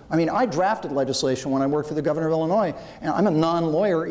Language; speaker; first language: English; native; English